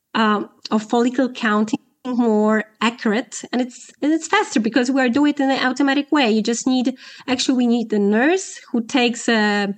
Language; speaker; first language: English; non-native, fluent; Polish